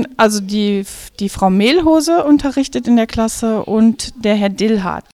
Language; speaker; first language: German; native; German